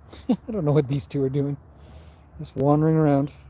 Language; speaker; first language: English; native; English